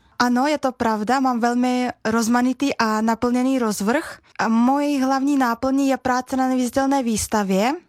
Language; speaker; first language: Czech; early bilingual, other home language; Russian